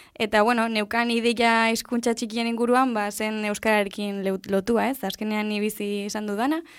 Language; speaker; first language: Basque; non-native, local second language; Spanish